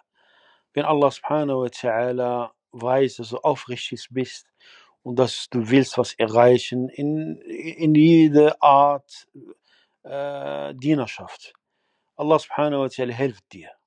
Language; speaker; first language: German; non-native, fluent; Arabic